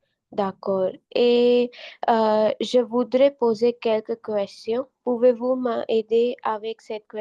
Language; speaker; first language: French; non-native, learner; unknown